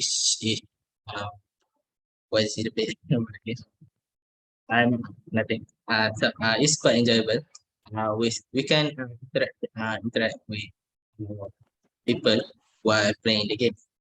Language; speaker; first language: English; non-native, learner; Malay